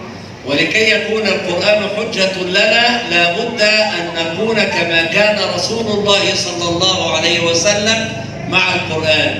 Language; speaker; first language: Arabic; native; Arabic